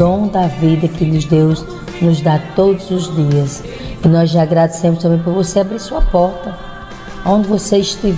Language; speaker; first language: Portuguese; native; Portuguese